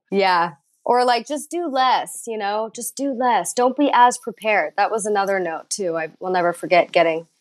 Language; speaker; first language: English; native; English